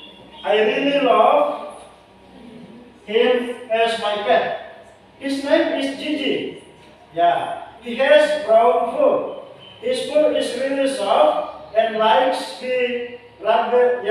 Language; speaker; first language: English; non-native, learner; Indonesian